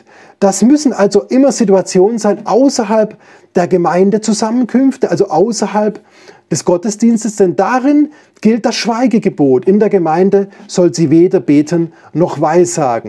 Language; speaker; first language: German; native; German